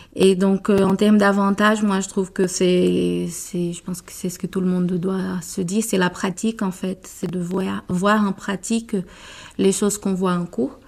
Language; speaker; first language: French; non-native, fluent; Portuguese